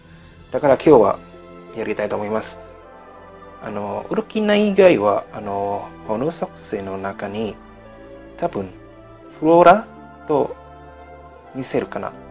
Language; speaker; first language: Japanese; non-native, learner; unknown